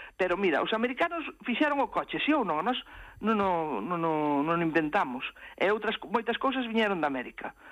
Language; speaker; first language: Galician; non-native, local second language; Spanish